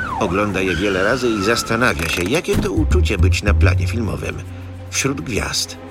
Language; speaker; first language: Polish; native; Polish